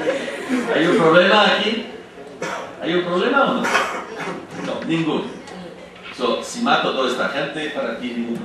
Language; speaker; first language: Spanish; non-native, fluent; French